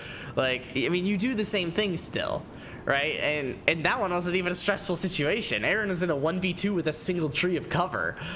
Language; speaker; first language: English; native; English